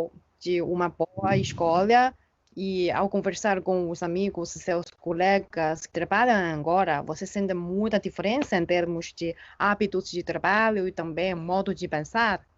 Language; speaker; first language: Portuguese; non-native, fluent; Chinese